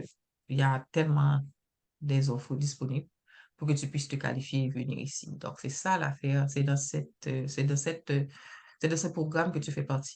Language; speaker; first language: French; native; French